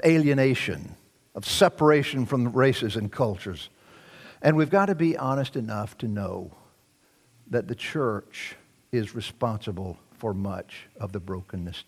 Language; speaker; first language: English; native; English